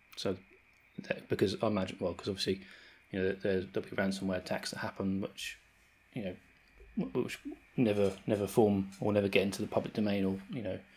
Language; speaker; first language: English; native; English